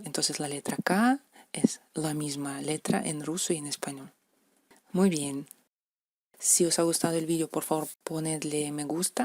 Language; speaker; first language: Spanish; non-native, fluent; Russian